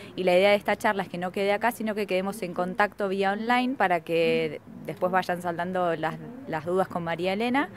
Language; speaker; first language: Spanish; native; Spanish